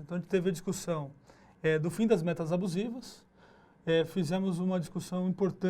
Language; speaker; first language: Portuguese; native; Portuguese